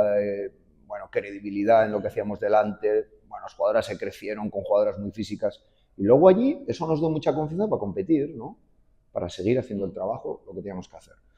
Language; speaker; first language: Spanish; native; Spanish